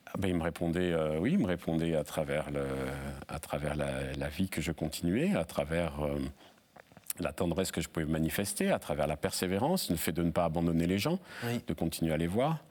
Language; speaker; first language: French; native; French